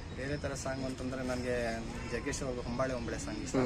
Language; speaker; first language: Kannada; native; Kannada